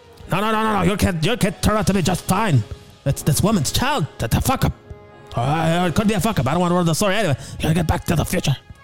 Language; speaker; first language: English; native; English